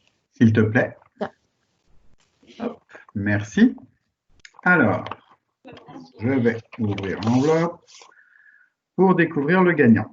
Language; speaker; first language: French; native; French